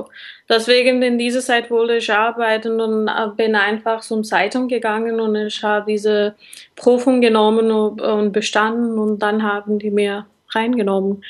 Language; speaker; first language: German; non-native, learner; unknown